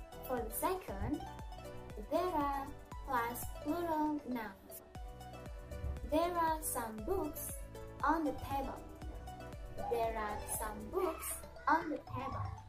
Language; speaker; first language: English; non-native, learner; Indonesian